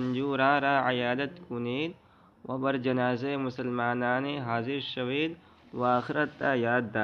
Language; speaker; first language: Persian; non-native, fluent; Urdu